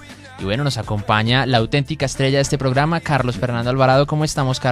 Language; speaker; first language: Spanish; native; Spanish